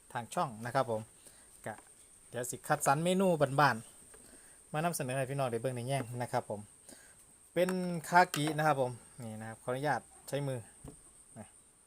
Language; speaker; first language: Thai; native; Thai